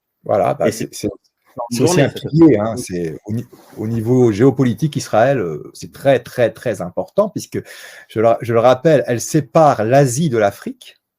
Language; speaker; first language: French; native; French